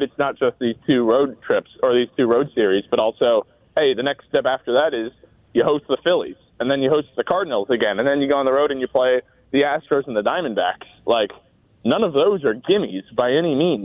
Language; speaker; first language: English; native; English